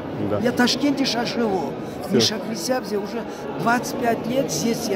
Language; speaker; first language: Russian; non-native, local second language; Uzbek